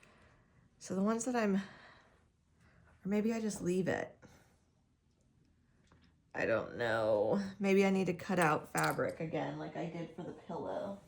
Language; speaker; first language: English; native; English